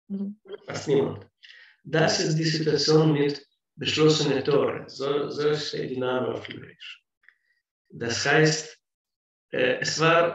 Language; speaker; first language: German; non-native, fluent; Russian